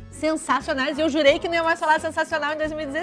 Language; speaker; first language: Portuguese; native; Portuguese